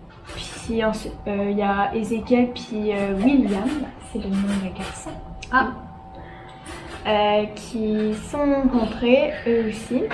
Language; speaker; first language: French; native; French